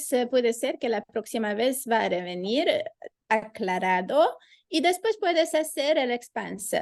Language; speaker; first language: Spanish; non-native, fluent; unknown